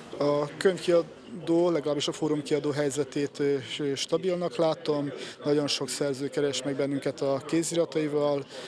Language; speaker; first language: Hungarian; native; Hungarian